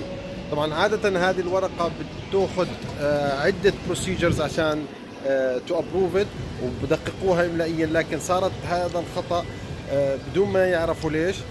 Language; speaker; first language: Arabic; native; Arabic